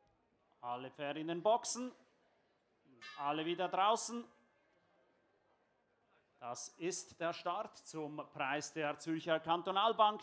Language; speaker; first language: German; native; German